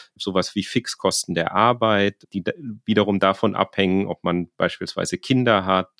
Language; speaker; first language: German; native; German